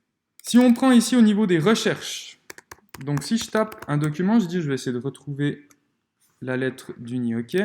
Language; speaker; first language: French; native; French